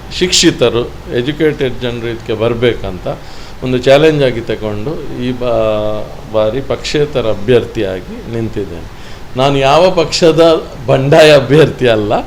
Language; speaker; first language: Kannada; native; Kannada